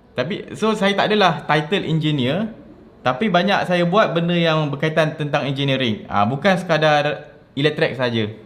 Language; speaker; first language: Malay; native; Malay